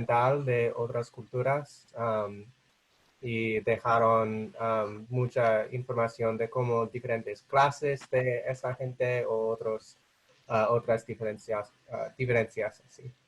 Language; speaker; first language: Spanish; non-native, fluent; English